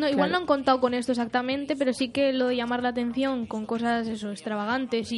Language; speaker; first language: Spanish; native; Spanish